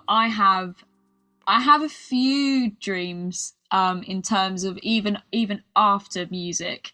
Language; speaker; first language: English; native; English